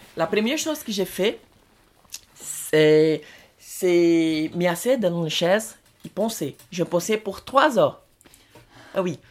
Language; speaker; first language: French; non-native, learner; Portuguese